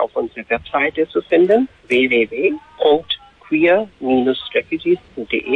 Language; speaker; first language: German; non-native, fluent; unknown